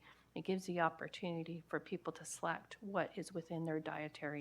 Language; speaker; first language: English; native; English